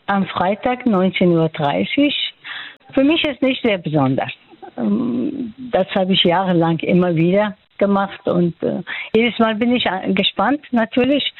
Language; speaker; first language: German; non-native, fluent; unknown